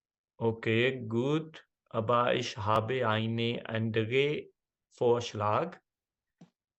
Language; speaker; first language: German; non-native, learner; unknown